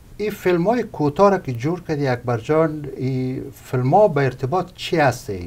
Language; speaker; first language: Persian; native; Persian